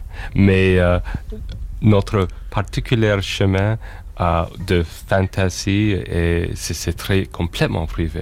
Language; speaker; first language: French; non-native, fluent; English